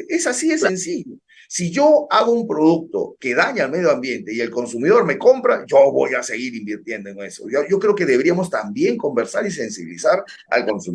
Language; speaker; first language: Spanish; native; Spanish